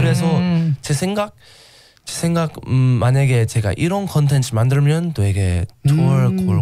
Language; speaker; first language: Korean; non-native, learner; English